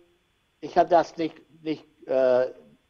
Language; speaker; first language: German; non-native, learner; English